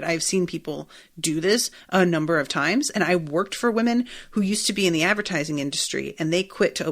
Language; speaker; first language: English; native; English